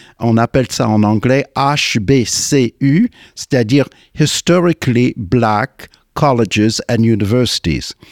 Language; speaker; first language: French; non-native, fluent; English